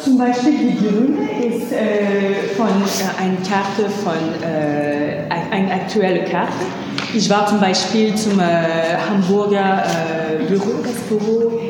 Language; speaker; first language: German; non-native, learner; French